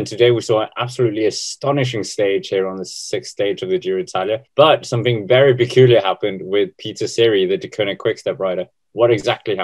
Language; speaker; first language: English; non-native, fluent; Danish